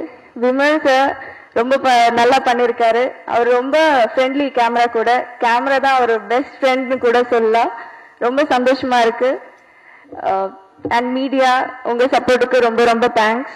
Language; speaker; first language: Tamil; non-native, fluent; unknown